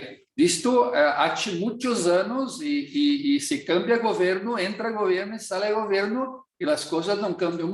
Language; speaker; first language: Portuguese; non-native, fluent; Spanish